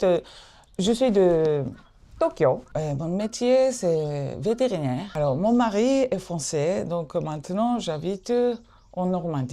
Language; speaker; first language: French; non-native, fluent; Japanese